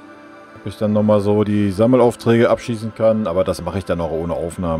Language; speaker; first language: German; native; German